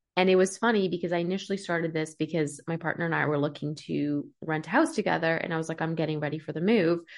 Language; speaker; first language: English; early bilingual, other home language; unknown